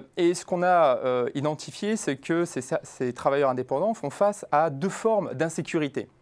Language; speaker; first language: French; native; French